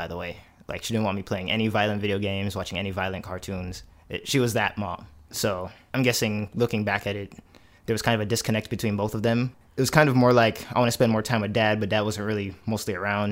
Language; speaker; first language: English; native; English